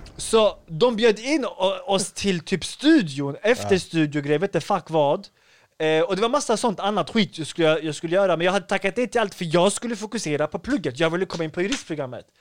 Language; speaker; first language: Swedish; early bilingual, other home language; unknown